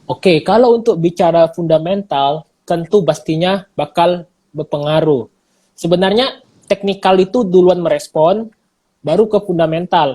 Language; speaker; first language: Indonesian; native; Indonesian